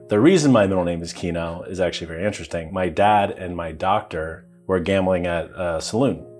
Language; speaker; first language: English; native; English